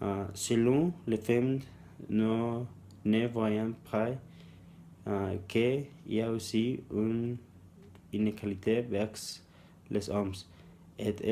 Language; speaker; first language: French; non-native, learner; Spanish